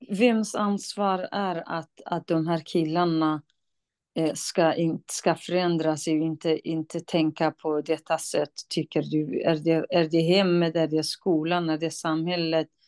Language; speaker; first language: Swedish; non-native, fluent; Kurdish